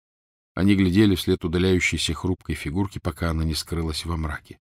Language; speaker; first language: Russian; native; Russian